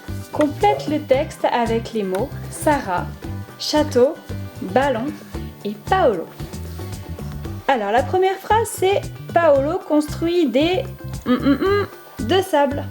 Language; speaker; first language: French; native; French